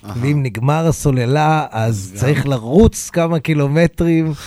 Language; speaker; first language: Hebrew; native; Hebrew